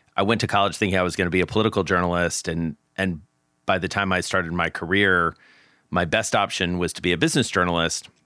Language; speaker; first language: English; native; English